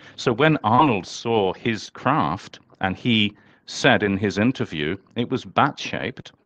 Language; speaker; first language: English; native; English